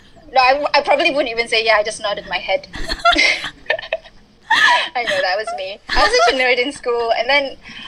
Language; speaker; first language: English; early bilingual, other home language; Malay